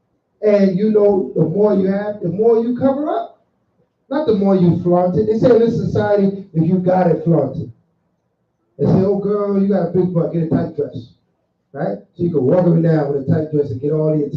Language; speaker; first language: English; native; English